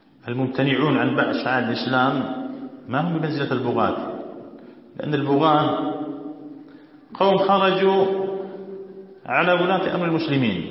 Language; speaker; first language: Arabic; native; Arabic